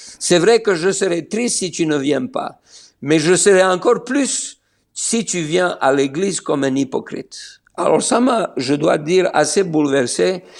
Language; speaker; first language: French; non-native, fluent; Slovenian